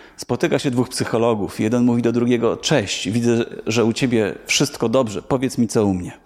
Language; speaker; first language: Polish; native; Polish